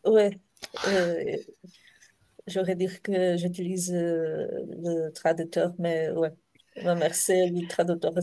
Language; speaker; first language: French; non-native, learner; Portuguese